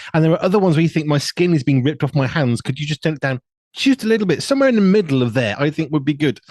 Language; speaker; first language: English; native; English